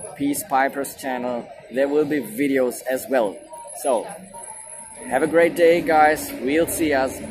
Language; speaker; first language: English; non-native, fluent; Swiss German